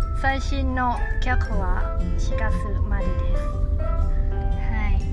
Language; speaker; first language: Japanese; non-native, fluent; Thai